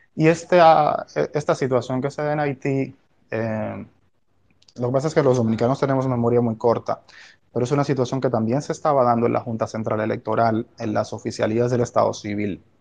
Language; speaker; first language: Spanish; native; Spanish